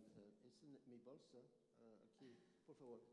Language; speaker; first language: Spanish; non-native, learner; English